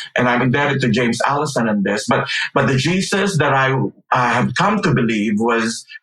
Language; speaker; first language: English; non-native, local second language; Filipino